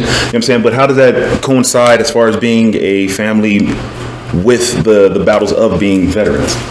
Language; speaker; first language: English; native; English